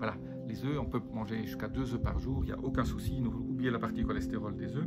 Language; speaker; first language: French; native; French